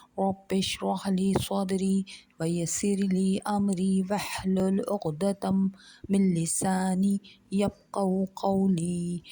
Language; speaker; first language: Urdu; native; Urdu